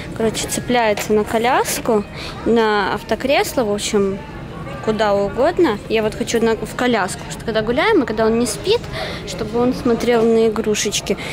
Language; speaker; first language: Russian; native; Russian